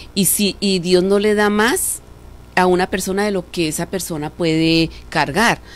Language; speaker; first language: Spanish; native; Spanish